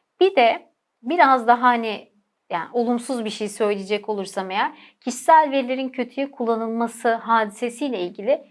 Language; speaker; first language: Turkish; native; Turkish